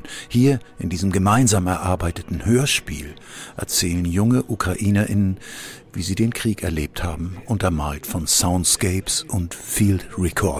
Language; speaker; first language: German; native; German